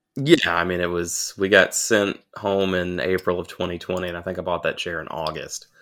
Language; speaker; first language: English; native; English